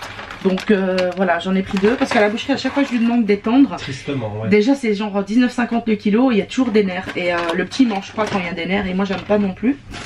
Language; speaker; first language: French; native; French